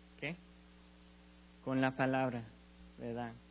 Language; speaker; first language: Spanish; non-native, learner; English